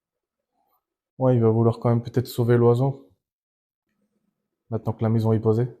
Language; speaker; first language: French; native; French